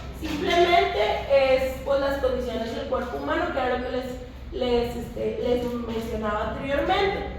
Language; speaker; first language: Spanish; native; Spanish